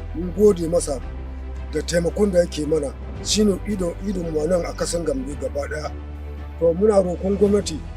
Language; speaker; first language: Hausa; non-native, local second language; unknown